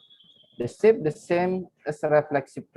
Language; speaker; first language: English; non-native, fluent; Indonesian